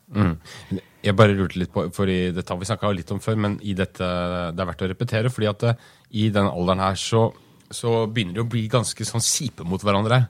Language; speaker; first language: Norwegian; native; Norwegian